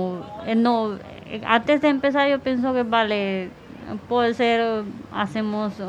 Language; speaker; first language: Spanish; non-native, learner; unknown